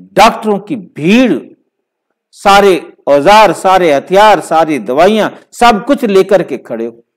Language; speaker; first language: Hindi; native; Hindi